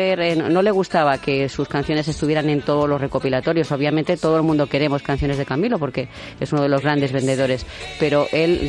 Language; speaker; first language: Spanish; native; Spanish